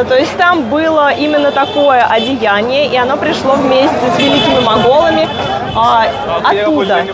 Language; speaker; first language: Russian; native; Russian